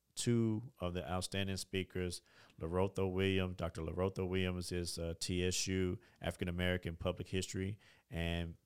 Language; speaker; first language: English; native; English